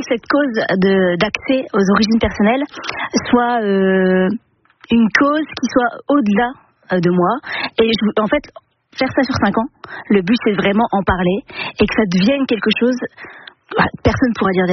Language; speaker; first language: French; native; French